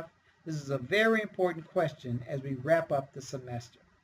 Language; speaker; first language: English; native; English